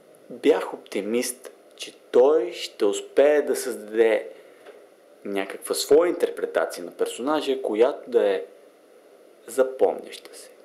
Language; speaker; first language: Bulgarian; native; Bulgarian